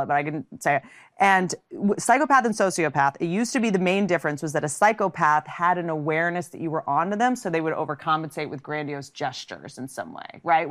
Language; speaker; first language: English; native; English